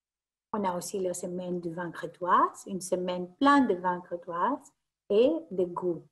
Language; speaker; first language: French; non-native, fluent; Greek